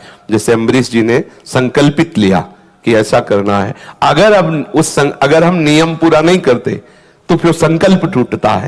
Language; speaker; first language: Hindi; native; Hindi